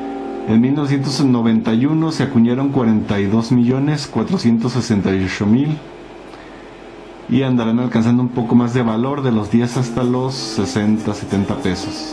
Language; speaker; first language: Spanish; native; Spanish